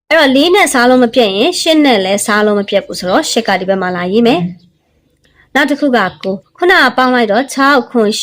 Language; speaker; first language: Burmese; native; Burmese